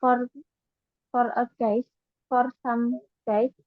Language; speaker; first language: English; non-native, learner; Indonesian